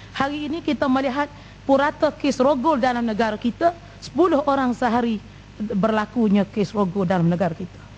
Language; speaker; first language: Malay; native; Malay